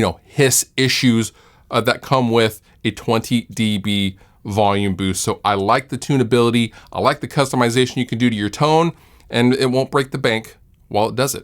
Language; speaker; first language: English; native; English